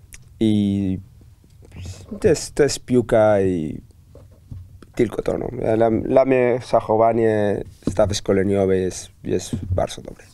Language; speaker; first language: Polish; non-native, learner; Spanish